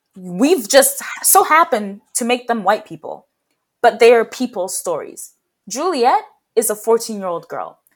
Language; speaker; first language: English; native; English